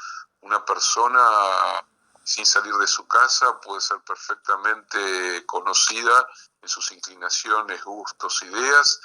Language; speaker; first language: Spanish; native; Spanish